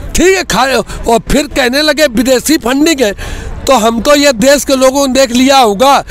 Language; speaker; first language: Hindi; native; Hindi